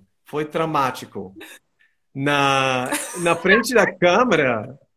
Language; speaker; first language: Portuguese; non-native, fluent; English